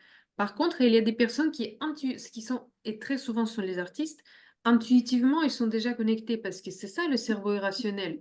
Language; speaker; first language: French; non-native, fluent; Russian